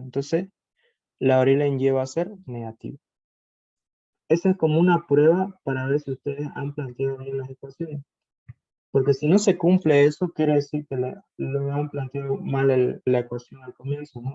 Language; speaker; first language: Spanish; native; Spanish